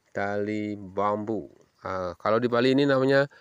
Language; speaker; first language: Indonesian; non-native, local second language; Balinese